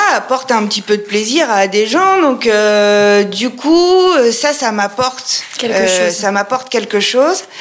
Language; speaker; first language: French; native; French